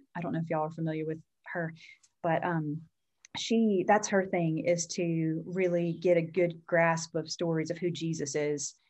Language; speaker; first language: English; native; English